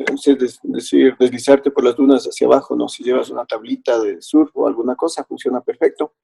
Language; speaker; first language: Spanish; native; Spanish